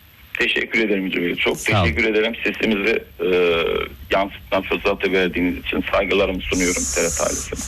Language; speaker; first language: Turkish; native; Turkish